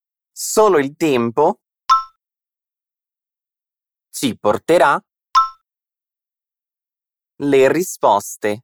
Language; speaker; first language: Italian; non-native, fluent; Portuguese